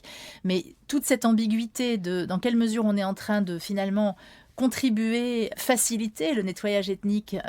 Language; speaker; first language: French; native; French